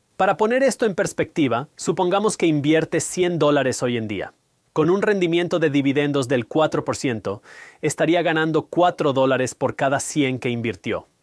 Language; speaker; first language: Spanish; non-native, fluent; Punjabi